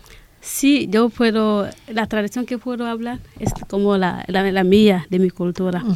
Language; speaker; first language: Spanish; non-native, learner; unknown